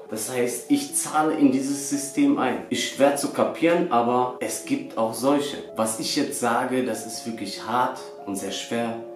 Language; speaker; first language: German; early bilingual, other home language; Albanian